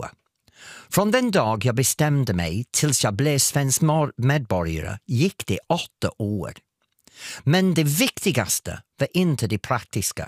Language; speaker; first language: Swedish; non-native, fluent; English